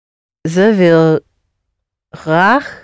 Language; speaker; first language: Dutch; non-native, learner; English